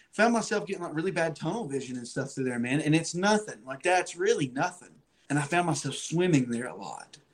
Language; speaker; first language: English; native; English